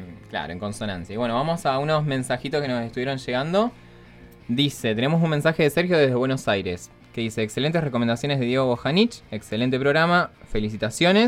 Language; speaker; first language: Spanish; native; Spanish